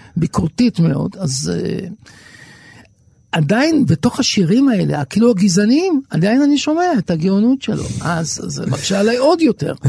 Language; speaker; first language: Hebrew; native; Hebrew